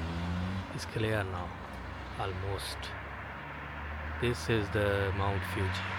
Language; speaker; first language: English; non-native, local second language; Urdu